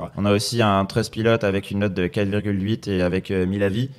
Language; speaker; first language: French; native; French